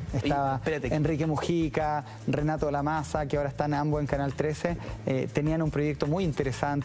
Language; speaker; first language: Spanish; native; Spanish